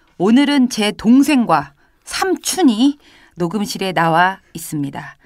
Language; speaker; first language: Korean; native; Korean